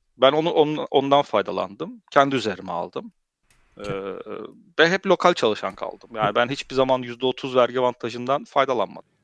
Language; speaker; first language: Turkish; early bilingual, heritage; Turkish